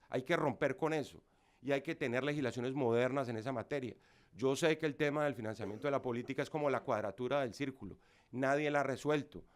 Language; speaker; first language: Spanish; native; Spanish